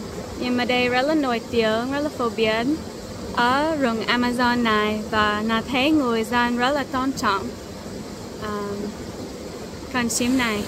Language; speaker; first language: Vietnamese; non-native, fluent; English